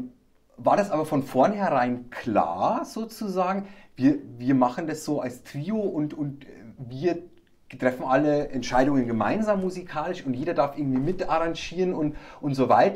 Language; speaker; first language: German; native; German